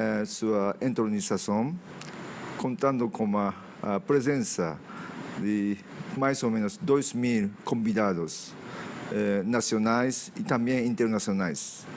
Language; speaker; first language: Portuguese; non-native, fluent; Japanese